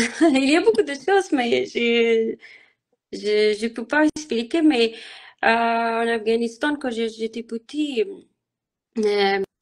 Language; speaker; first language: French; non-native, learner; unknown